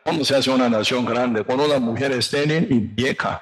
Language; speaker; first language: Spanish; non-native, learner; Korean